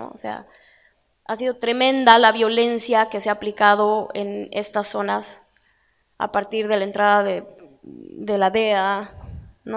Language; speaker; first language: Spanish; native; Spanish